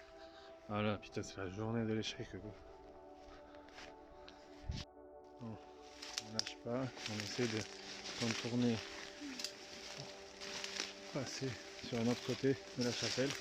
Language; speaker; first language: French; native; French